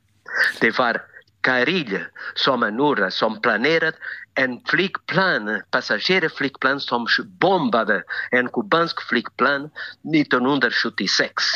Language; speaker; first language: Swedish; non-native, fluent; Spanish